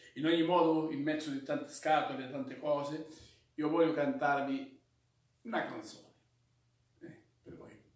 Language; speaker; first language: Italian; non-native, learner; Spanish